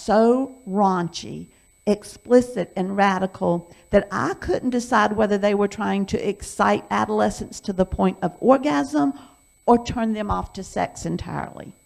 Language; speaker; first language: English; native; English